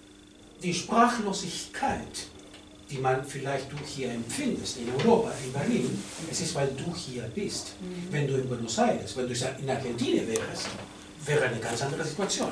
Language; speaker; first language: German; non-native, fluent; Spanish